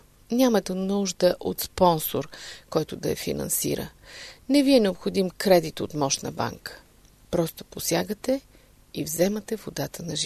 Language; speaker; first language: Bulgarian; native; Bulgarian